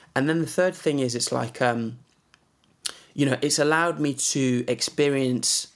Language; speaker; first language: English; native; English